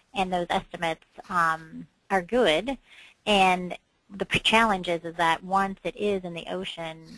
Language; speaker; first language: English; native; English